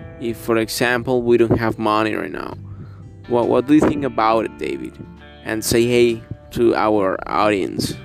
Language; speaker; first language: English; non-native, learner; Spanish